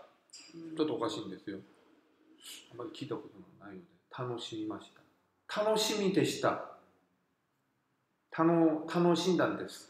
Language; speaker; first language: Japanese; non-native, fluent; Korean